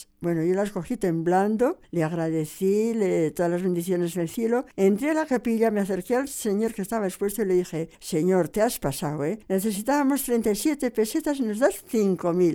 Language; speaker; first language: Spanish; native; Spanish